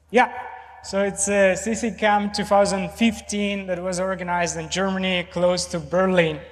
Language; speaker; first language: English; non-native, fluent; Romanian